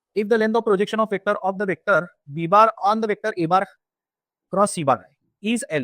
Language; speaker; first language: English; non-native, local second language; Marathi